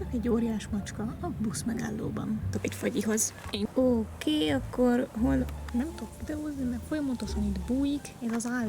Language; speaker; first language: Hungarian; native; Hungarian